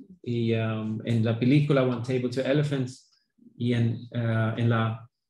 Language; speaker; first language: Spanish; non-native, fluent; Swedish